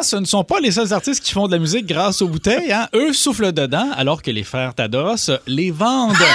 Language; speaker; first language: French; native; French